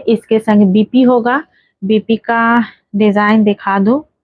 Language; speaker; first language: Hindi; non-native, local second language; Bangla